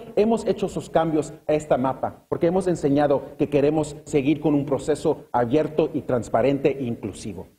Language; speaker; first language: Spanish; early bilingual, other home language; English